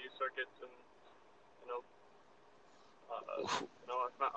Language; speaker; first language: English; native; English